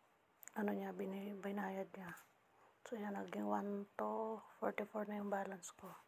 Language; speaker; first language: Filipino; native; Filipino